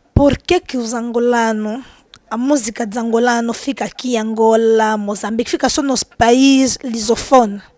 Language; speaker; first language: Portuguese; non-native, fluent; Lingala